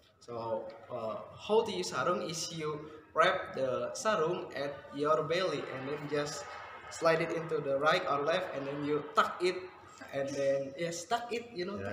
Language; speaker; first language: English; non-native, fluent; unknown